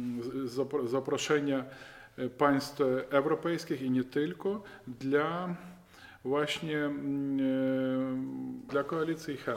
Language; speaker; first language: Polish; non-native, fluent; Ukrainian